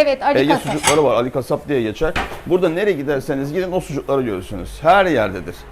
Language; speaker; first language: Turkish; native; Turkish